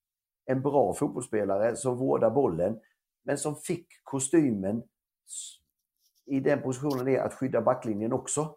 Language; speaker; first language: Swedish; native; Swedish